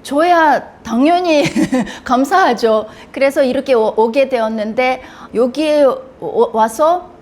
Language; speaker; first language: Korean; non-native, fluent; Russian